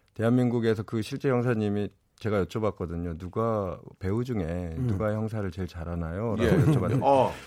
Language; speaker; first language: Korean; native; Korean